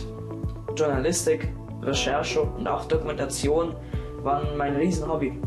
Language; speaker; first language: German; early bilingual, other home language; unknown